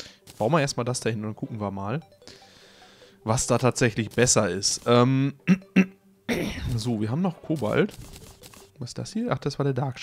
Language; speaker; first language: German; native; German